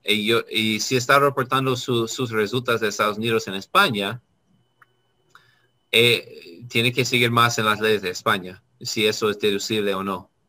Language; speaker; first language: Spanish; non-native, learner; English